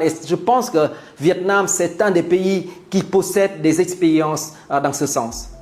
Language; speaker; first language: French; non-native, fluent; Vietnamese